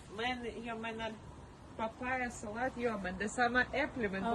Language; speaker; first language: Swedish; non-native, learner; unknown